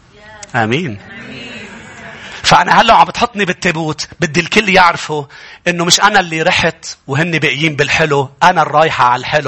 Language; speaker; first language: Arabic; native; Arabic